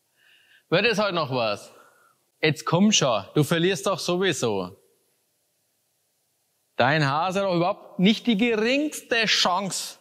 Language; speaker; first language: German; native; German